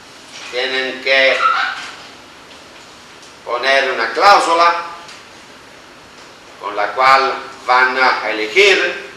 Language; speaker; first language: Spanish; non-native, fluent; Italian